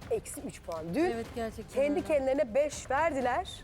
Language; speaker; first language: Turkish; native; Turkish